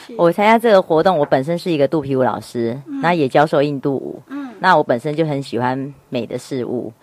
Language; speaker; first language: Chinese; native; Chinese